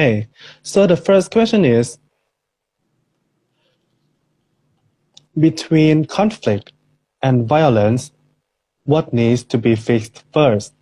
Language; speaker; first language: English; non-native, fluent; Thai